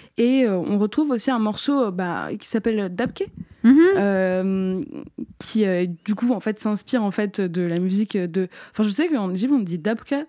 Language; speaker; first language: French; native; French